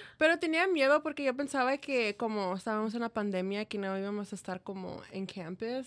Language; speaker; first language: Spanish; early bilingual, heritage; Spanish